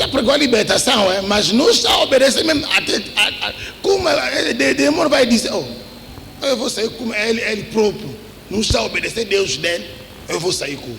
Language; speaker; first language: Portuguese; non-native, learner; Lingala